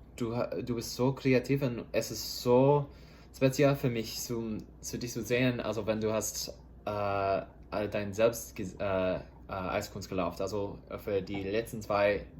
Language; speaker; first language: German; non-native, learner; English